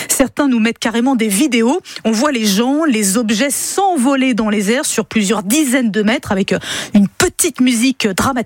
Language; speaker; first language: French; native; French